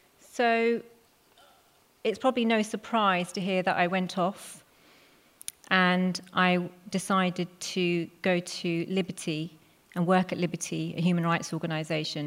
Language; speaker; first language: English; non-native, local second language; Punjabi